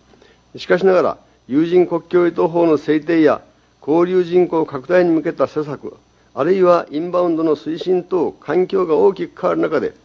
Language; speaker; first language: Japanese; native; Japanese